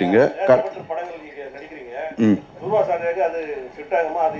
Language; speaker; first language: Tamil; native; Tamil